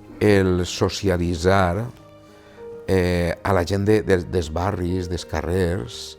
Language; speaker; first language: Catalan; native; Catalan